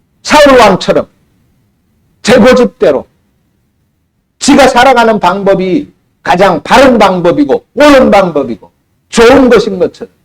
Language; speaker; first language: Korean; native; Korean